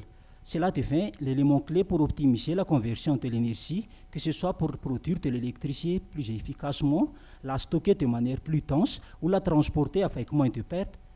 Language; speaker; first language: French; non-native, local second language; Malagasy